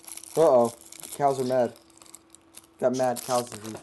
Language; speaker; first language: English; native; English